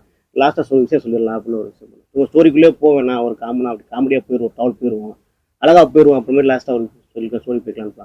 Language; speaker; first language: Tamil; native; Tamil